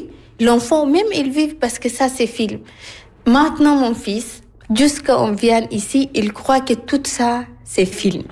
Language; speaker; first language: French; non-native, learner; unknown